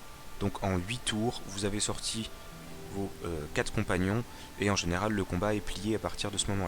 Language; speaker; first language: French; native; French